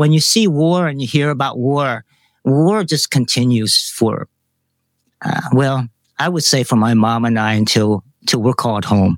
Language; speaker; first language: English; early bilingual, other home language; Vietnamese